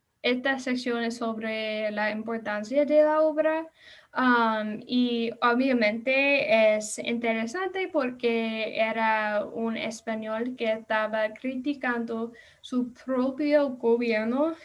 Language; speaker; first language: Spanish; non-native, learner; English